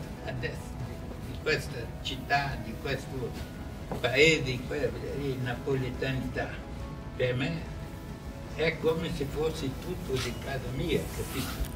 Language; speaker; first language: Italian; non-native, fluent; Spanish